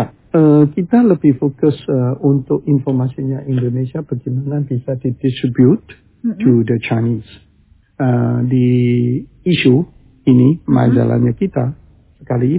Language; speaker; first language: Indonesian; early bilingual, heritage; Chinese